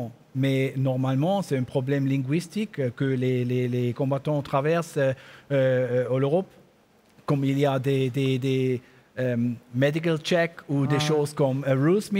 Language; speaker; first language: French; non-native, learner; German